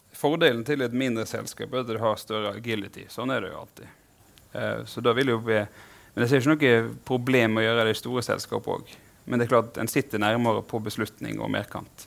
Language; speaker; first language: Norwegian; native; Norwegian